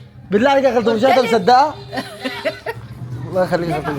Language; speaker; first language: Arabic; native; Arabic